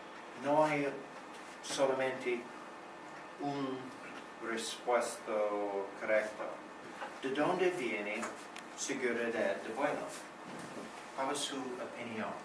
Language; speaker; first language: Spanish; non-native, learner; English